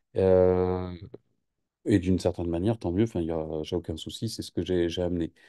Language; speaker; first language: French; native; French